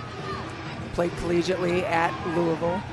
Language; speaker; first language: English; native; English